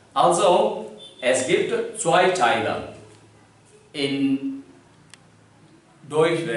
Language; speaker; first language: German; non-native, learner; Hindi